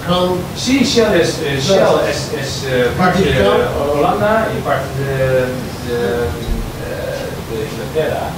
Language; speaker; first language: Spanish; non-native, learner; Dutch